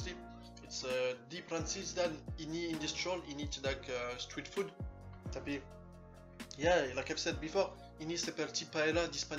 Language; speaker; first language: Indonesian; non-native, learner; French